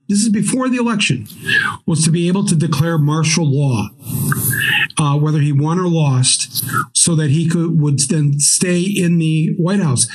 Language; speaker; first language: English; native; English